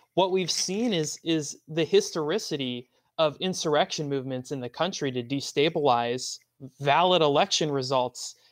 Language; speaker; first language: English; native; English